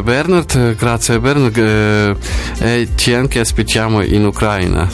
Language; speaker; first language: Italian; non-native, fluent; Ukrainian